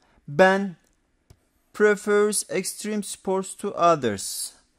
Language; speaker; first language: English; non-native, fluent; Turkish